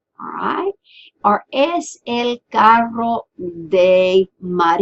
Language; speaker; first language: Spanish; non-native, fluent; English